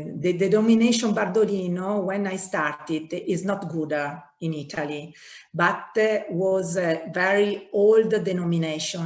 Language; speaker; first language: English; non-native, learner; Italian